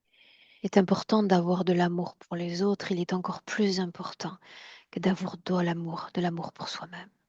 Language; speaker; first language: French; native; French